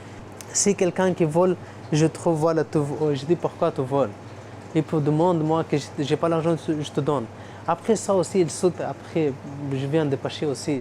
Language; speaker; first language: French; non-native, learner; Persian